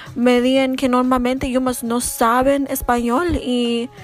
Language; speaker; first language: Spanish; non-native, learner; English